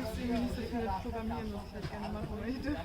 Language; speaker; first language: German; non-native, fluent; Bangla